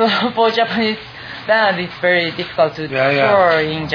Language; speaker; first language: English; non-native, fluent; Japanese